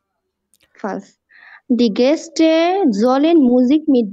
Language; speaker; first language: German; non-native, learner; Bangla